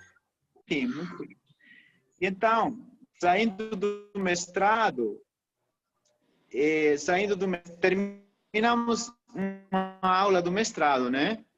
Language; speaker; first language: Portuguese; non-native, fluent; Spanish